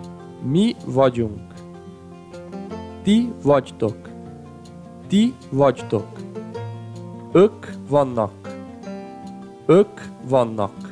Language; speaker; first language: Hungarian; non-native, learner; Portuguese